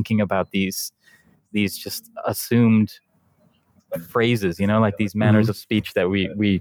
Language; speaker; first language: English; non-native, fluent; Dutch